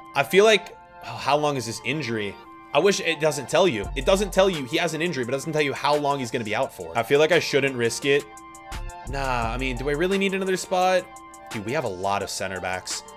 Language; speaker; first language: English; native; English